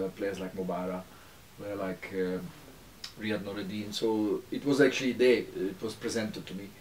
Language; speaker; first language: English; non-native, fluent; Turkish